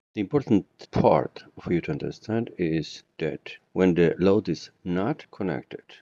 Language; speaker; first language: English; non-native, fluent; Polish